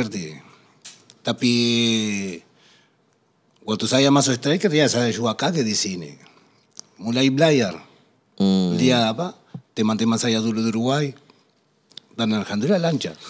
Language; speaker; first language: Indonesian; non-native, fluent; Spanish